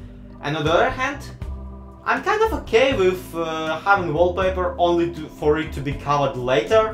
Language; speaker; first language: English; non-native, fluent; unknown